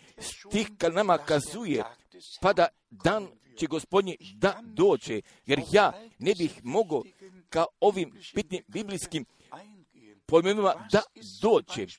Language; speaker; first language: Croatian; early bilingual, heritage; Croatian